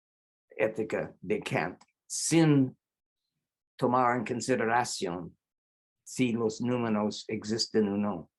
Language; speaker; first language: Spanish; non-native, fluent; English